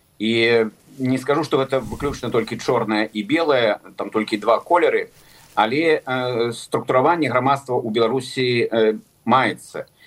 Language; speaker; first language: Belarusian; native; Belarusian